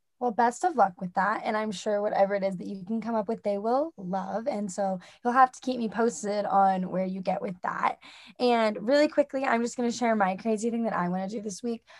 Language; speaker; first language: English; native; English